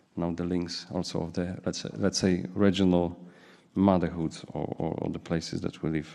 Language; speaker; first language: English; non-native, fluent; Polish